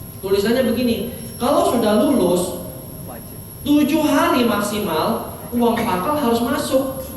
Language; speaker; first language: Indonesian; native; Indonesian